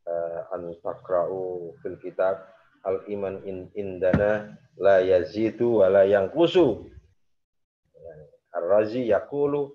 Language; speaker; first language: Arabic; non-native, fluent; Indonesian